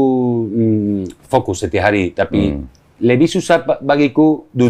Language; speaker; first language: Indonesian; non-native, learner; Spanish